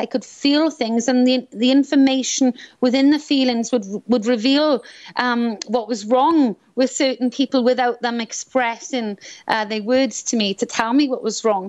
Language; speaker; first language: English; native; English